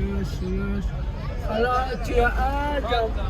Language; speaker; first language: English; non-native, learner; Arabic